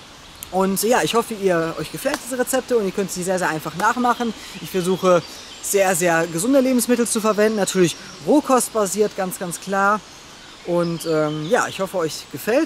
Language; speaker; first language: German; native; German